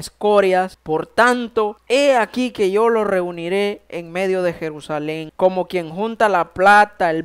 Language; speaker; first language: Spanish; native; Spanish